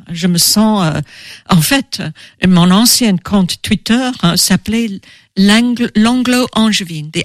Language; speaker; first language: French; non-native, fluent; English